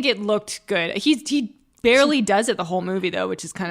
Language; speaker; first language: English; native; English